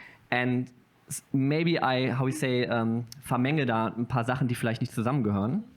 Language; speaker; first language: German; native; German